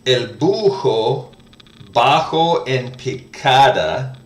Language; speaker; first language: Spanish; non-native, learner; English